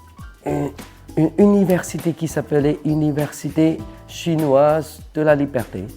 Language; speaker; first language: French; non-native, fluent; Cantonese